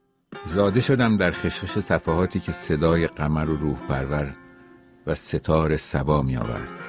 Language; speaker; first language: Persian; native; Persian